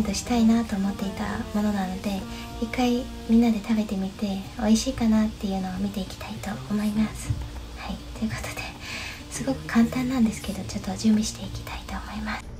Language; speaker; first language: Japanese; native; Japanese